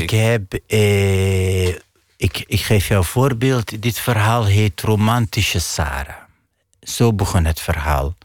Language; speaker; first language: Dutch; non-native, fluent; Arabic